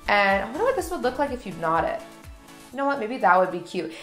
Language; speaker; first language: English; native; English